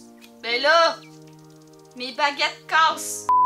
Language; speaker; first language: French; native; French